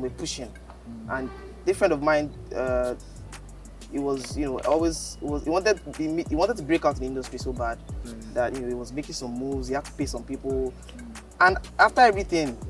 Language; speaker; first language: English; non-native, local second language; Yoruba